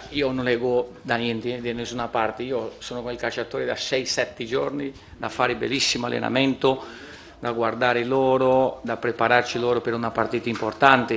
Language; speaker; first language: Italian; non-native, fluent; Portuguese